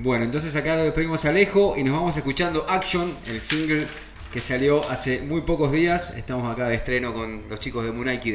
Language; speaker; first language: Spanish; native; Spanish